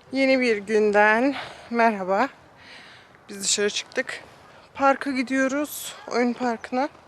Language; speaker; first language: Turkish; early bilingual, heritage; Turkish